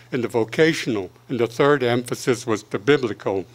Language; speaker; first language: English; native; English